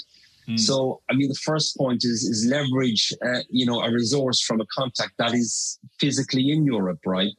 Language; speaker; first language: English; native; English